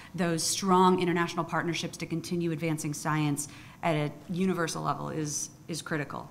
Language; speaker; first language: English; native; English